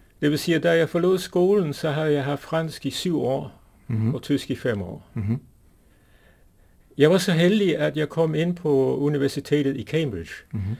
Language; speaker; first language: Danish; non-native, fluent; English